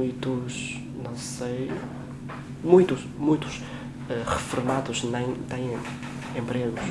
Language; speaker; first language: Portuguese; non-native, fluent; Chinese